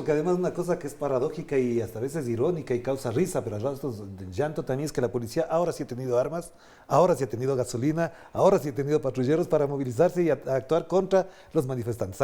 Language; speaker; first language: Spanish; native; Spanish